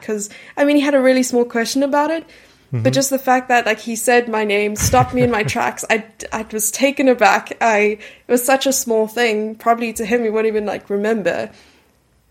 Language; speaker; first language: English; native; English